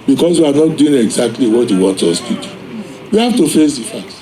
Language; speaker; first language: English; non-native, local second language; Yoruba